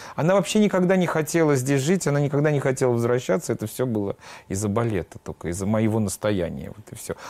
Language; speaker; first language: Russian; native; Russian